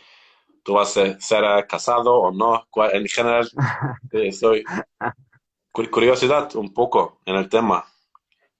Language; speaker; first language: Spanish; non-native, learner; Turkish